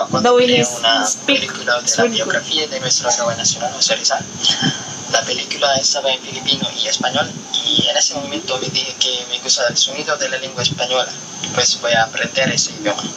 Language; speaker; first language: Spanish; non-native, learner; Filipino